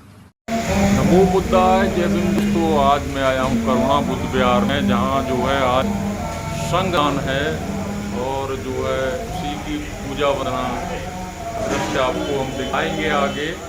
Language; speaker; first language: Hindi; native; Hindi